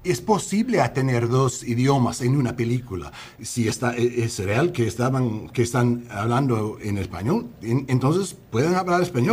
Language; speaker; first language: Spanish; non-native, learner; English